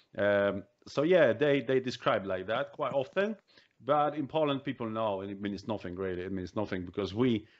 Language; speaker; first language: English; non-native, fluent; Polish